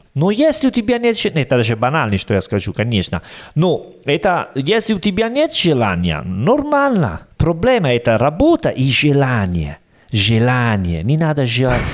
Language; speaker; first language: Russian; non-native, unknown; Italian